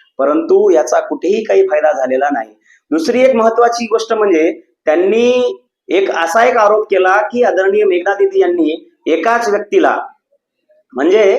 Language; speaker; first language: Marathi; non-native, local second language; Lambadi